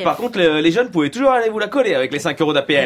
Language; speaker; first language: French; native; French